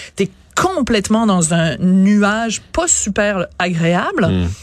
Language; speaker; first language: French; native; French